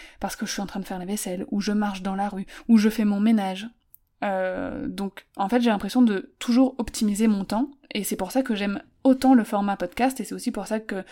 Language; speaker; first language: French; native; French